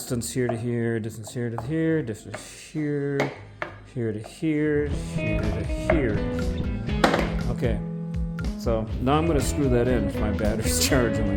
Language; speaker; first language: English; native; English